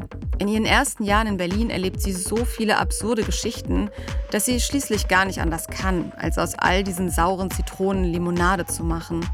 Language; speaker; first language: German; native; German